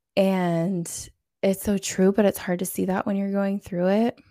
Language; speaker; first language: English; native; English